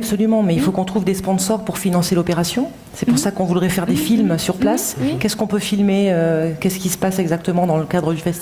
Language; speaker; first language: French; native; French